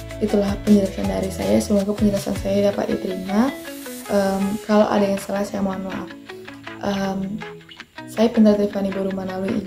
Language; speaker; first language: Indonesian; native; Indonesian